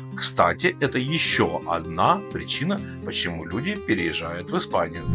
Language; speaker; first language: Russian; native; Russian